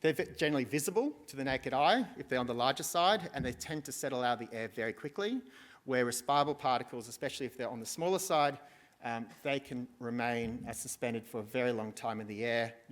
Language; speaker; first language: English; native; English